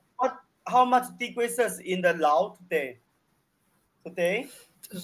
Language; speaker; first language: English; non-native, learner; Chinese